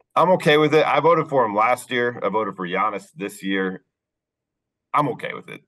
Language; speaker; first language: English; native; English